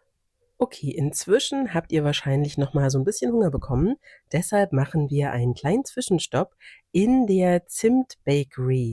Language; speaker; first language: German; native; German